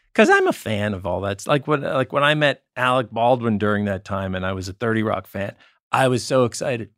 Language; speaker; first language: English; native; English